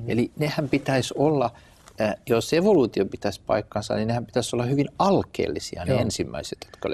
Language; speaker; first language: Finnish; native; Finnish